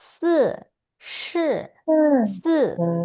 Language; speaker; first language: Chinese; non-native, fluent; Indonesian